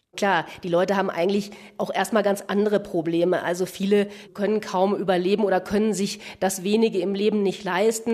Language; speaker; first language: German; native; German